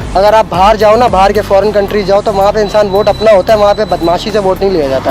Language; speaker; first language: Urdu; native; Urdu